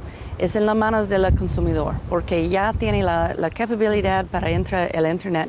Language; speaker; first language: Spanish; non-native, learner; English